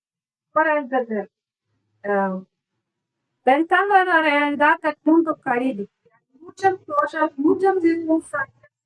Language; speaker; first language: Spanish; non-native, learner; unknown